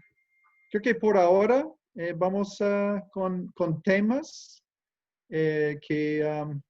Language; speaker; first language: Spanish; non-native, fluent; English